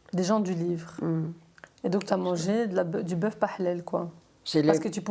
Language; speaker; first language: French; native; French